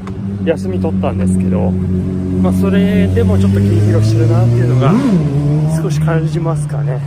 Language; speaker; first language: Japanese; native; Japanese